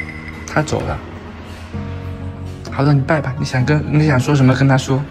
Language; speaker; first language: Chinese; native; Chinese